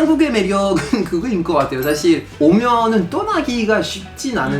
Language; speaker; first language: Korean; non-native, fluent; French